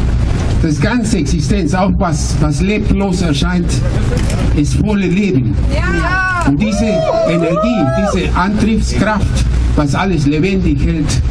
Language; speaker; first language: German; non-native, fluent; Spanish